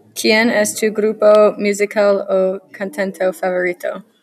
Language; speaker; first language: Spanish; non-native, learner; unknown